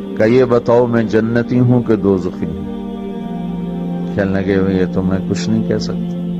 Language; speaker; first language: Urdu; non-native, local second language; Punjabi